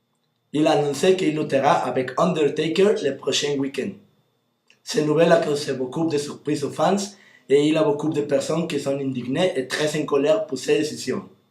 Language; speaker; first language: French; non-native, learner; Spanish